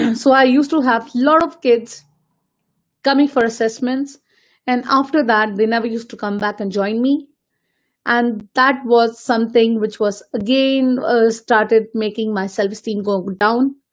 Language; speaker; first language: English; non-native, local second language; Hindi